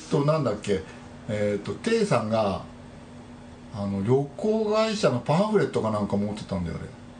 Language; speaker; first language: Japanese; native; Japanese